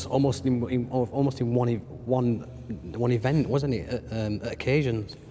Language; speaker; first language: English; native; English